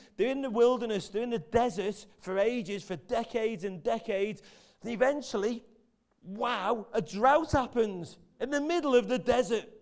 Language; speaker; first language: English; native; English